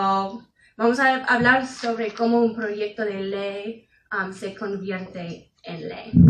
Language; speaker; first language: Spanish; non-native, fluent; English